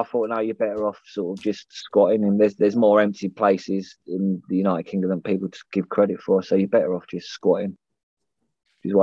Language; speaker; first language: English; native; English